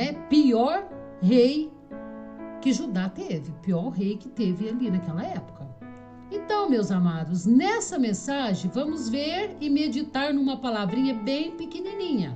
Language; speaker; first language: Portuguese; native; Portuguese